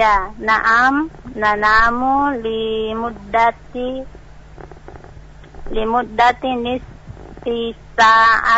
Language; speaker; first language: Arabic; non-native, learner; Indonesian